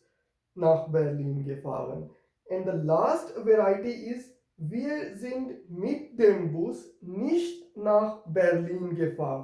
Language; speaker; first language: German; non-native, fluent; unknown